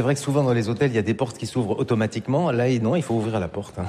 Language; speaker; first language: French; native; French